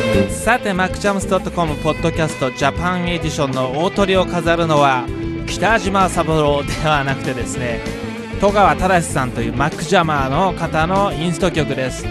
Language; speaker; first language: Japanese; native; Japanese